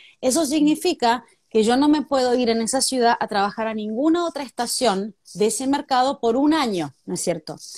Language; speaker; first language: Spanish; native; Spanish